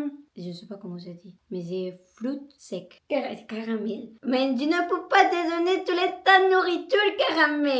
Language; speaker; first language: French; non-native, learner; Spanish